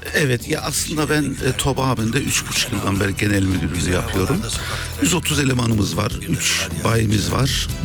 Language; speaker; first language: Turkish; early bilingual, heritage; German